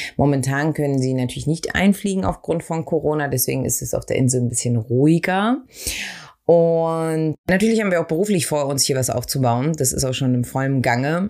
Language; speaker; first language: German; early bilingual, other home language; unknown